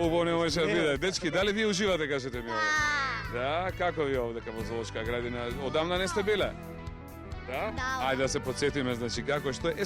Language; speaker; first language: Macedonian; native; Macedonian